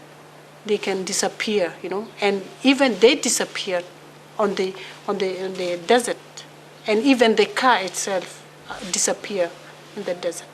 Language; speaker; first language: English; non-native, learner; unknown